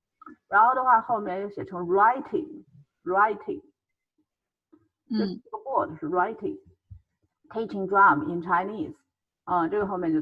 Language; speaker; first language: Chinese; native; Chinese